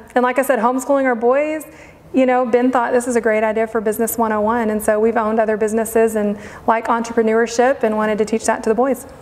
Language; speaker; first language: English; native; English